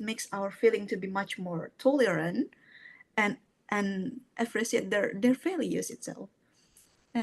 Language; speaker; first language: English; non-native, fluent; Indonesian